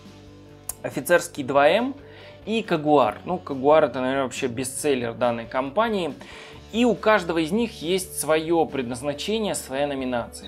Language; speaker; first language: Russian; native; Russian